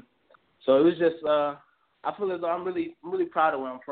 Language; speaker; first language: English; native; English